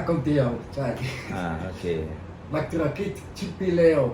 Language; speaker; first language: Thai; non-native, learner; Dutch